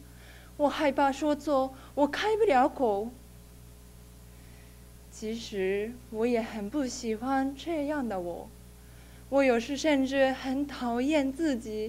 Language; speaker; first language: Chinese; non-native, fluent; Japanese